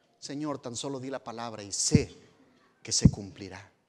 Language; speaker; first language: Spanish; native; Spanish